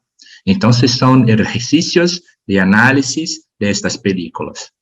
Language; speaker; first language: Spanish; non-native, learner; Portuguese